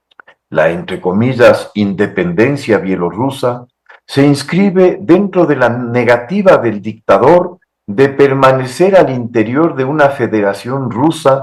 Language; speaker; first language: Spanish; native; Spanish